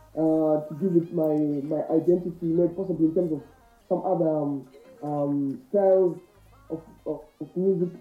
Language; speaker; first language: English; non-native, local second language; Shona